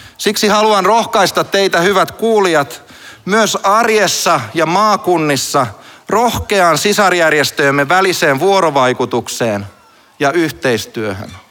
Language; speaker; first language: Finnish; native; Finnish